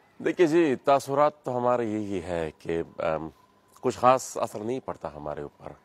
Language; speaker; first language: Urdu; non-native, local second language; Pashto